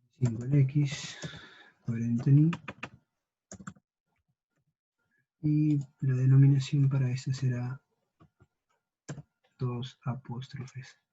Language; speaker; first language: Spanish; native; Spanish